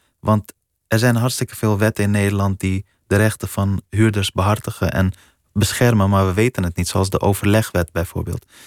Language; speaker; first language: Dutch; early bilingual, other home language; Persian